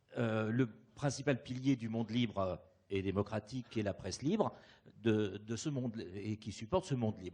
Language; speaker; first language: French; native; French